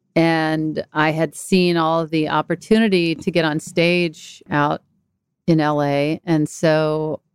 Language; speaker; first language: English; native; English